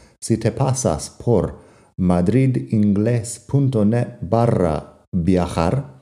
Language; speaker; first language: Spanish; non-native, fluent; English